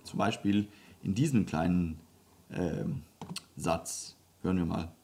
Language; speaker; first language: German; non-native, fluent; Danish